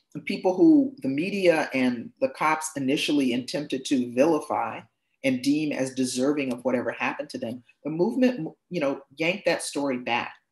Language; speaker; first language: English; native; English